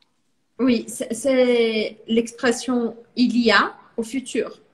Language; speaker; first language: French; non-native, fluent; Portuguese